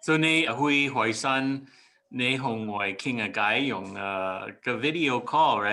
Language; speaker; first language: Cantonese; early bilingual, heritage; Cantonese